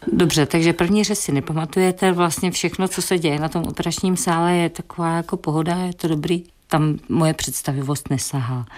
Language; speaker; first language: Czech; native; Czech